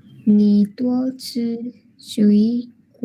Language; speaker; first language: Chinese; non-native, learner; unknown